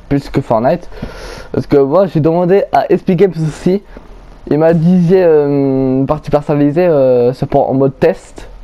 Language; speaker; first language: French; native; French